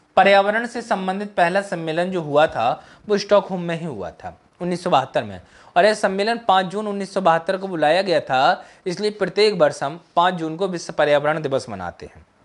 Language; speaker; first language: Hindi; native; Hindi